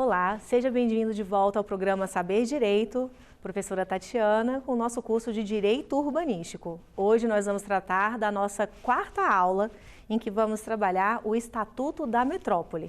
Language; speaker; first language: Portuguese; native; Portuguese